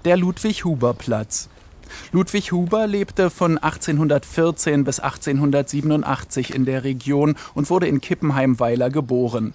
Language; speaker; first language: German; native; German